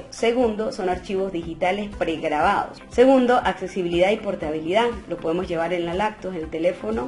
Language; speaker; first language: Spanish; native; Spanish